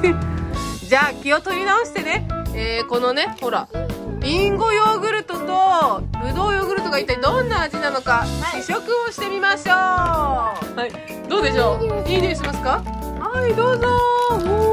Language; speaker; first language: Japanese; native; Japanese